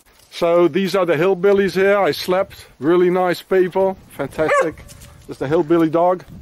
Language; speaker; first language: English; non-native, fluent; French